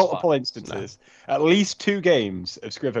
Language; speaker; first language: English; native; English